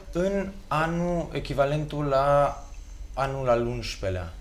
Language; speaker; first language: Romanian; early bilingual, other home language; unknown